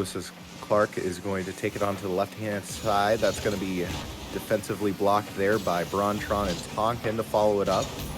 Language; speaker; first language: English; native; English